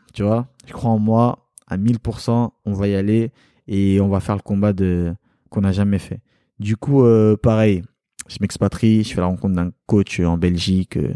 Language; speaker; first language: French; early bilingual, other home language; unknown